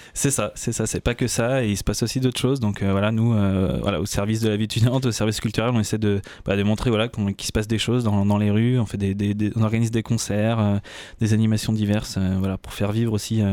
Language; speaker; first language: French; native; French